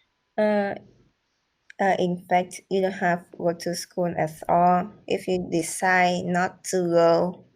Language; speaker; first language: English; non-native, learner; Vietnamese